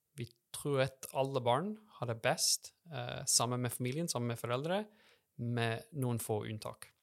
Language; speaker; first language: Norwegian; non-native, fluent; English